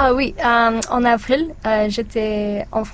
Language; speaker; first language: French; non-native, learner; English